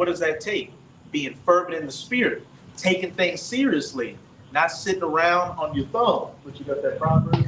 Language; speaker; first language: English; native; English